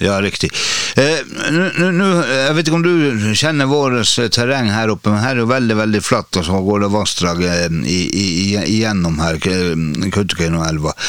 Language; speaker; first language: Norwegian; native; Norwegian